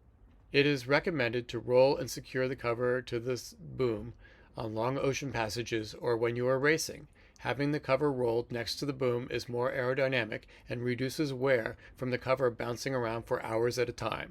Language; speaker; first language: English; native; English